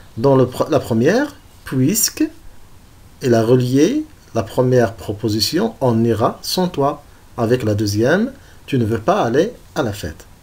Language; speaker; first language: French; non-native, local second language; Arabic